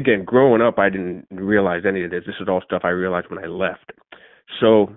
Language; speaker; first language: English; native; English